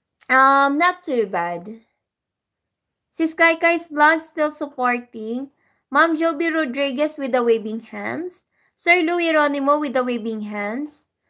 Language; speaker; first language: English; non-native, local second language; Filipino